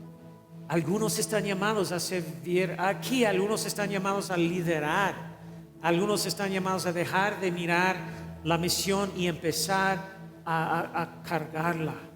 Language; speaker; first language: Spanish; non-native, fluent; English